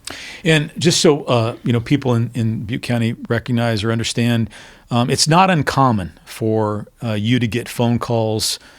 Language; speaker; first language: English; native; English